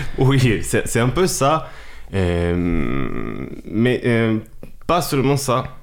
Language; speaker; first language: French; non-native, fluent; Italian